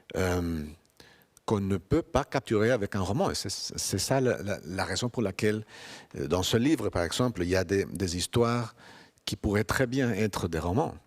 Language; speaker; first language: French; non-native, fluent; Spanish